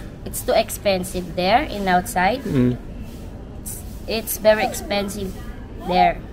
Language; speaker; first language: English; non-native, learner; Filipino